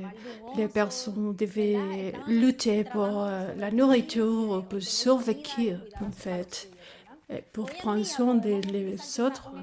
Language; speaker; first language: French; non-native, fluent; Spanish